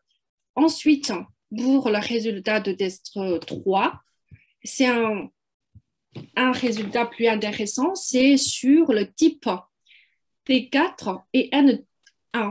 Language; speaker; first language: French; non-native, fluent; Chinese